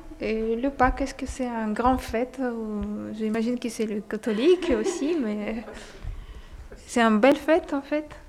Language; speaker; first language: French; non-native, learner; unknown